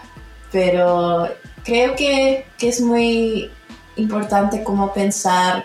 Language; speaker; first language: Spanish; early bilingual, heritage; Spanish